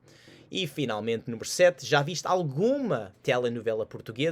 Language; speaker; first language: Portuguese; non-native, fluent; English